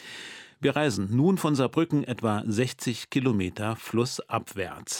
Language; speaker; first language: German; native; German